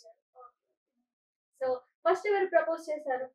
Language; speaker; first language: Telugu; native; Telugu